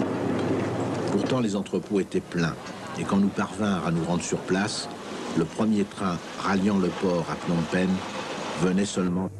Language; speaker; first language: French; native; French